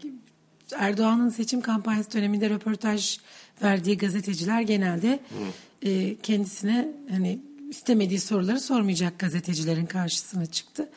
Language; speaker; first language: Turkish; native; Turkish